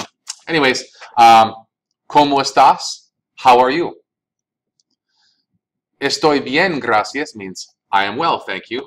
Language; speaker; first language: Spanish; non-native, fluent; English